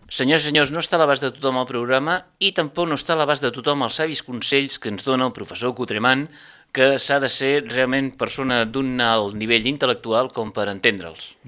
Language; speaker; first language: Catalan; native; Catalan